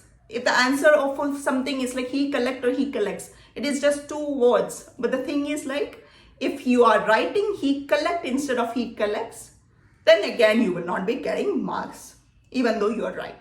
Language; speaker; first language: English; non-native, local second language; Malayalam